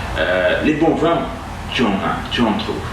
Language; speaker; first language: French; non-native, fluent; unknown